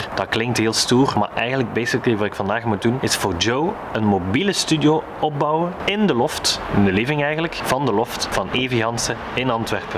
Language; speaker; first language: Dutch; native; Dutch